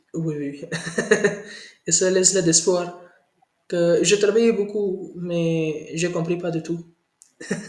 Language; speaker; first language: French; non-native, learner; Hindi